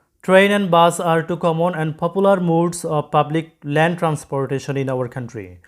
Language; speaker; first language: English; non-native, local second language; Bangla